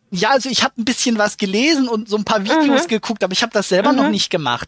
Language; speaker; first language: German; native; German